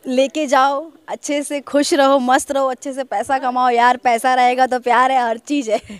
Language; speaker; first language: Hindi; native; Hindi